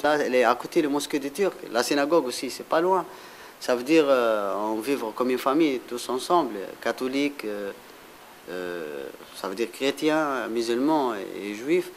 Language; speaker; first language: French; non-native, local second language; Arabic